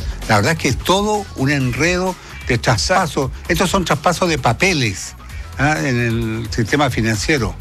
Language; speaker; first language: Spanish; native; Spanish